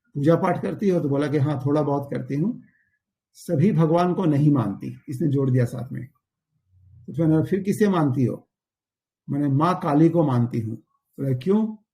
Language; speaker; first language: Hindi; native; Hindi